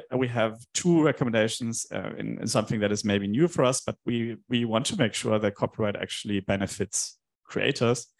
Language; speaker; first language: English; non-native, fluent; German